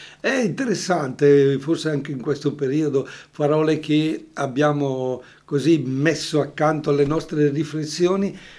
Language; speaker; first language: Italian; native; Italian